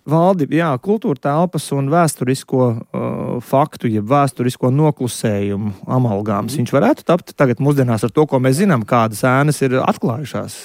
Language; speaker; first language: Latvian; native; Latvian